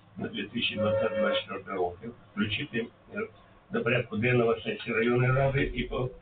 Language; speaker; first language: Ukrainian; non-native, local second language; Russian